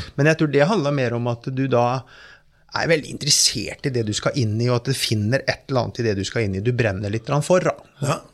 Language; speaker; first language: Norwegian; native; Norwegian